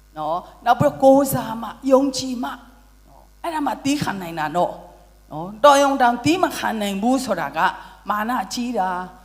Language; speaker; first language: Burmese; non-native, local second language; Tedim Chin